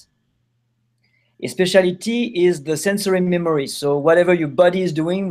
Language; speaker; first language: English; non-native, fluent; French